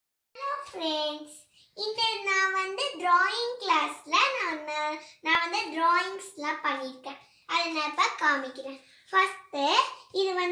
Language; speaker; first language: Tamil; early bilingual, heritage; Tamil